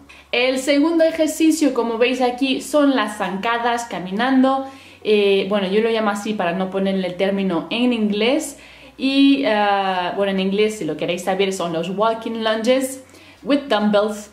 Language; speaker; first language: Spanish; native; Spanish